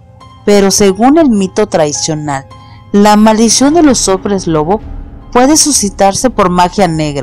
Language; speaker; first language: Spanish; native; Spanish